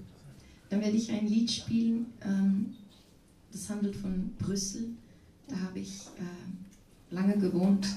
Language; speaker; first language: German; non-native, learner; Dutch